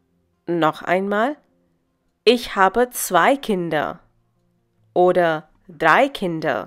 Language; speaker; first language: German; non-native, fluent; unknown